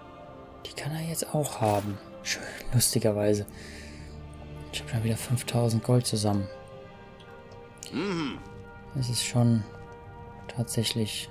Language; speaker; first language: German; native; German